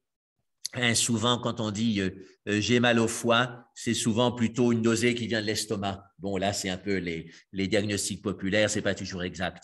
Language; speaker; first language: French; native; French